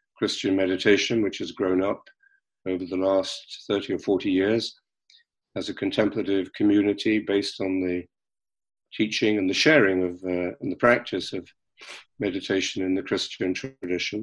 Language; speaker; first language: English; native; English